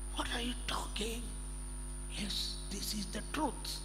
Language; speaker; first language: English; non-native, local second language; Malayalam